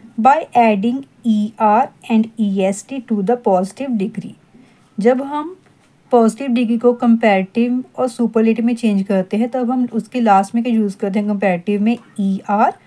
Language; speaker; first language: Hindi; non-native, local second language; Punjabi